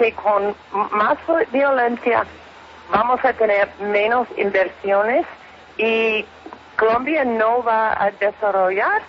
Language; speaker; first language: Spanish; non-native, fluent; English